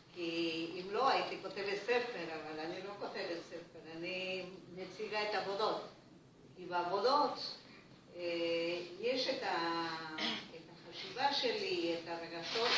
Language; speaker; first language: Hebrew; non-native, fluent; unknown